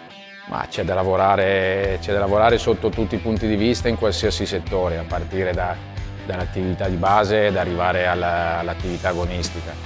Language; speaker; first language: Italian; native; Italian